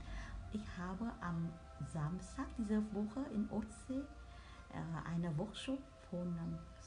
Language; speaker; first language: German; non-native, learner; Vietnamese